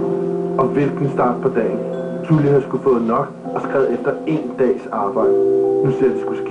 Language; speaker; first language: Danish; native; Danish